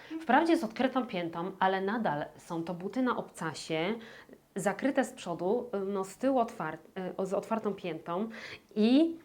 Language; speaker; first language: Polish; native; Polish